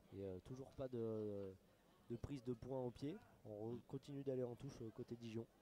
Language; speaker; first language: French; native; French